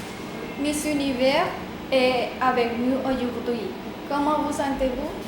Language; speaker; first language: French; non-native, learner; Spanish